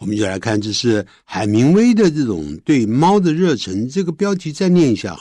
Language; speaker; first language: Chinese; native; Chinese